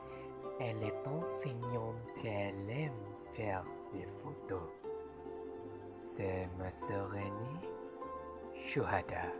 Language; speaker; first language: French; non-native, learner; Malay